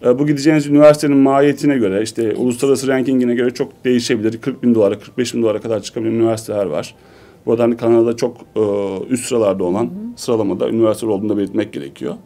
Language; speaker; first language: Turkish; native; Turkish